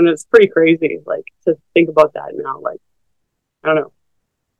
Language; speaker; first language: English; native; English